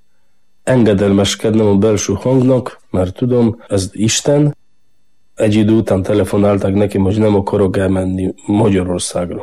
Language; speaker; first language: Hungarian; non-native, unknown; Polish